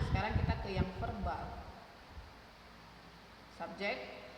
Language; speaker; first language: Indonesian; native; Indonesian